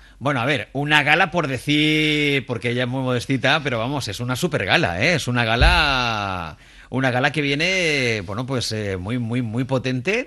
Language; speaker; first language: Spanish; native; Spanish